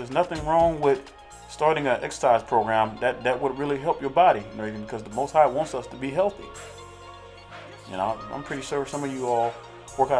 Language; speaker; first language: English; native; English